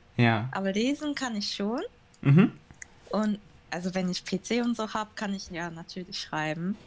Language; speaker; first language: German; early bilingual, other home language; Japanese